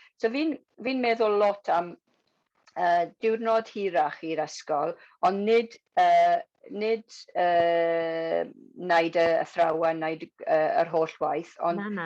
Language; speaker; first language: Welsh; non-native, local second language; English